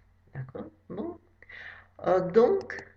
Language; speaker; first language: French; non-native, fluent; Russian